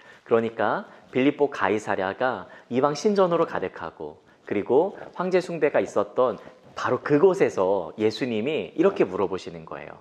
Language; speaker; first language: Korean; native; Korean